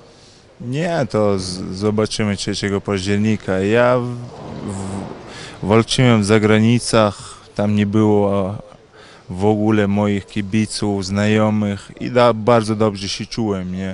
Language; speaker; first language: Polish; non-native, fluent; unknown